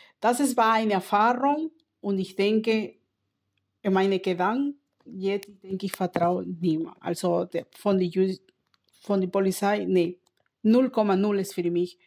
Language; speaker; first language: German; non-native, learner; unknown